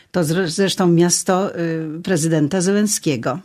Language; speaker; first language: Polish; native; Polish